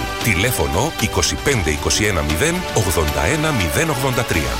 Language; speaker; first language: Greek; native; Greek